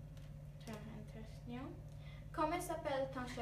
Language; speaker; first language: French; non-native, learner; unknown